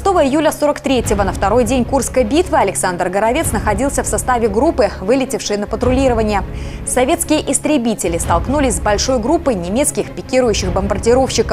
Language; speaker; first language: Russian; native; Russian